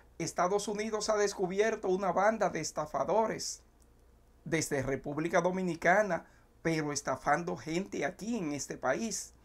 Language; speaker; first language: Spanish; native; Spanish